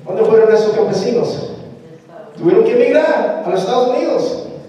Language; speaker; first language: Spanish; early bilingual, heritage; Spanish